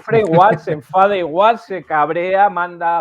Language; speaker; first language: Spanish; native; Spanish